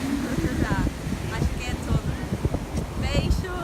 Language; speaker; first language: Portuguese; non-native, fluent; Spanish